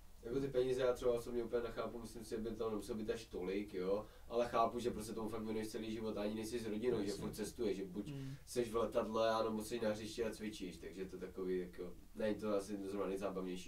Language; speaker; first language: Czech; native; Czech